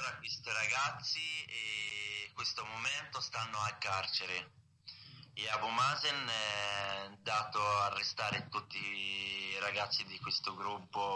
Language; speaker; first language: Italian; non-native, learner; Arabic